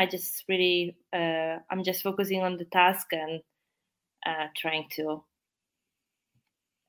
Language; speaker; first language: English; non-native, fluent; Polish